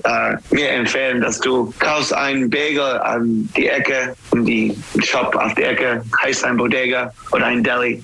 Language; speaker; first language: German; non-native, learner; English